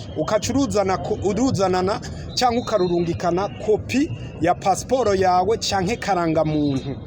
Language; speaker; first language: Rundi; early bilingual, heritage; Rundi